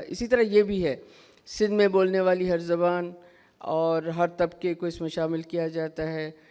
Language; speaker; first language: Urdu; non-native, local second language; Sindhi